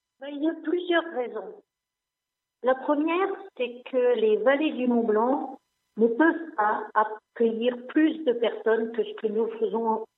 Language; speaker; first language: French; non-native, local second language; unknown